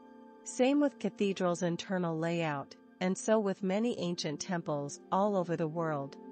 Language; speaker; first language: English; non-native, fluent; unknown